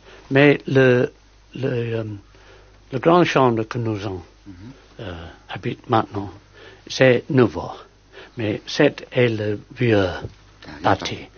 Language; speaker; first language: French; non-native, learner; English